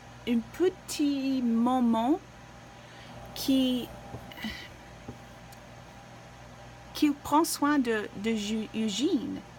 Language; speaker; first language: French; non-native, learner; English